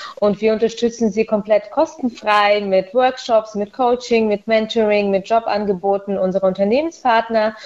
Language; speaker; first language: German; early bilingual, other home language; Russian